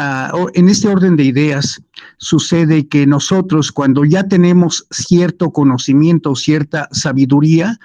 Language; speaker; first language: Spanish; native; Spanish